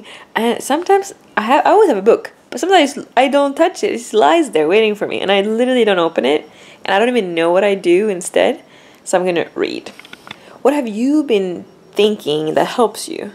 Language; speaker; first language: English; non-native, fluent; Swedish